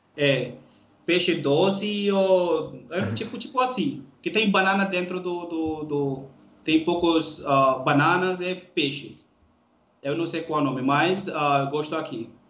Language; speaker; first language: Portuguese; non-native, learner; Urdu